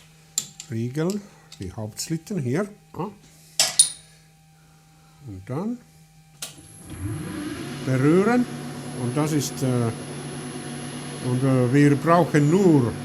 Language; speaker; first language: German; non-native, learner; Finnish